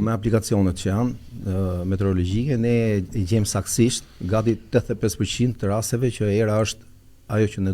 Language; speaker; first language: Albanian; native; Albanian